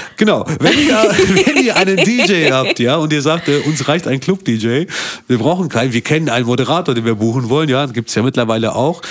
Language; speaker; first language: German; early bilingual, other home language; Albanian